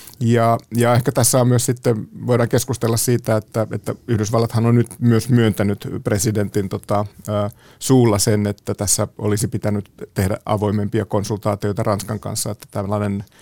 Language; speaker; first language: Finnish; native; Finnish